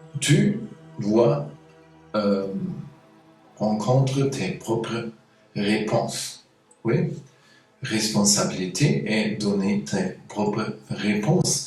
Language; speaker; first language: French; non-native, fluent; German